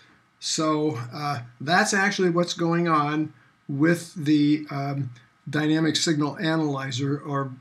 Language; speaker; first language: English; native; English